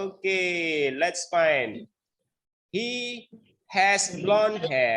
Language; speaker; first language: English; non-native, learner; Indonesian